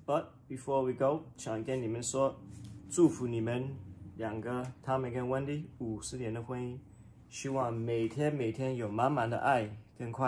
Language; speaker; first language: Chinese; early bilingual, heritage; Chinese